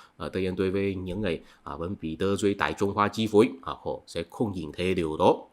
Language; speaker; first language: Vietnamese; non-native, fluent; Chinese